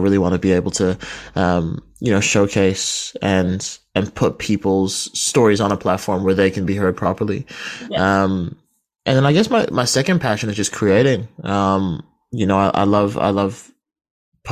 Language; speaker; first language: English; native; English